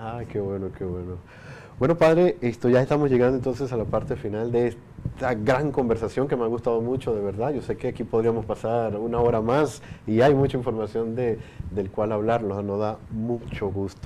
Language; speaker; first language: Spanish; native; Spanish